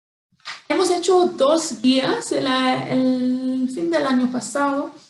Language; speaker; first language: Spanish; non-native, fluent; English